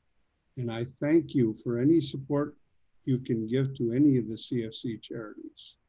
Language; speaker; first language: English; native; English